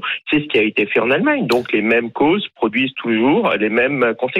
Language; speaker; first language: French; native; French